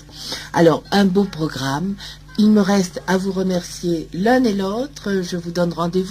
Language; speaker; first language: French; native; French